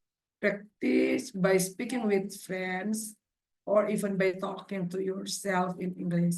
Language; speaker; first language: English; non-native, learner; Indonesian